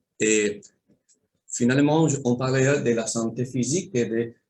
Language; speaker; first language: French; non-native, learner; Spanish